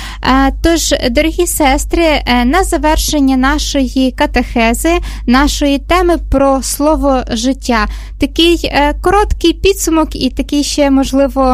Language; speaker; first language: Russian; non-native, fluent; Italian